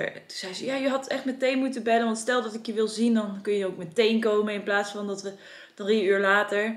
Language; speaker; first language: Dutch; native; Dutch